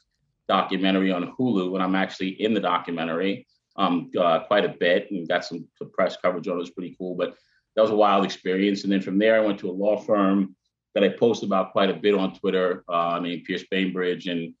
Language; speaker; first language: English; native; English